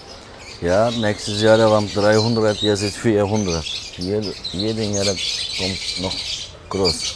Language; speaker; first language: German; non-native, learner; Turkish